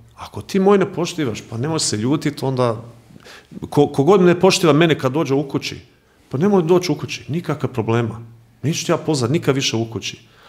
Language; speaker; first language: Croatian; early bilingual, heritage; Croatian